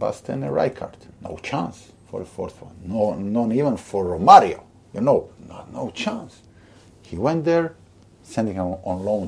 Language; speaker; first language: English; non-native, fluent; Croatian